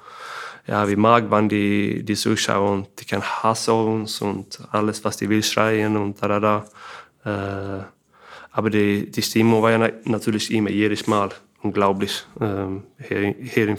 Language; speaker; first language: German; non-native, fluent; Swedish